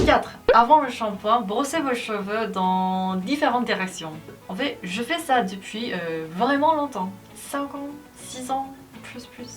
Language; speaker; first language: French; non-native, learner; Korean